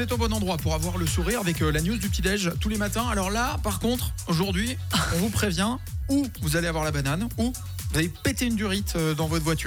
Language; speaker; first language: French; native; French